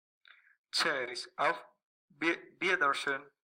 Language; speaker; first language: German; non-native, learner; Spanish